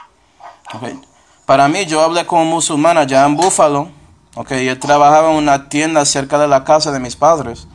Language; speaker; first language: Spanish; non-native, fluent; English